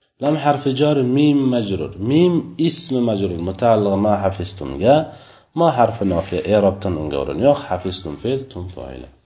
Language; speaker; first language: Arabic; non-native, fluent; Uzbek